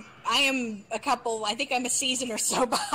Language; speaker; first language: English; native; English